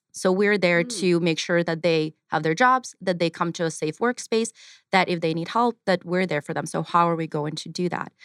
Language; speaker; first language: English; early bilingual, other home language; Ukrainian